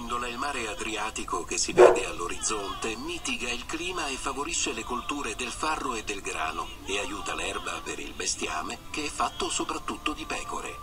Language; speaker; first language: Italian; native; Italian